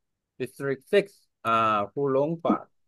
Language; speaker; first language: English; non-native, learner; Korean